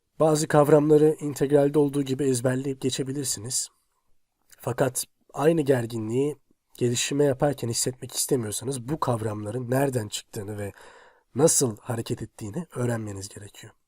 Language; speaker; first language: Turkish; native; Turkish